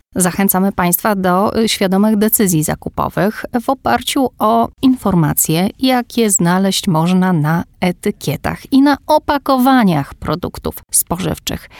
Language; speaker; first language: Polish; native; Polish